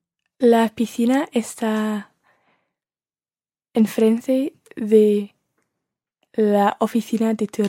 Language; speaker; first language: Spanish; non-native, learner; English